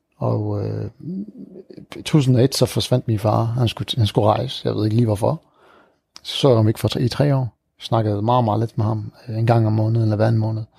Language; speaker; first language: Danish; early bilingual, other home language; Arabic